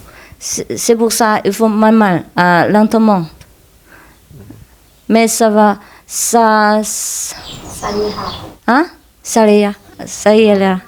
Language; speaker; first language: French; non-native, fluent; Vietnamese